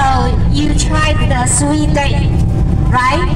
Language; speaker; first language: English; non-native, learner; Chinese